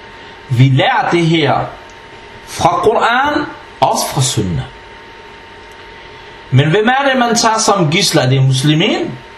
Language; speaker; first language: Danish; non-native, fluent; Arabic